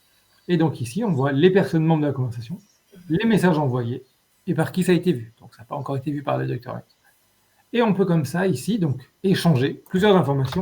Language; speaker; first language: French; native; French